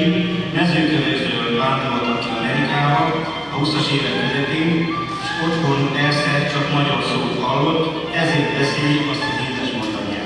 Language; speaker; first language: Hungarian; native; Hungarian